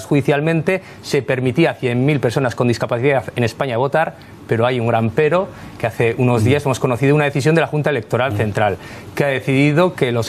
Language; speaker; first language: Spanish; native; Spanish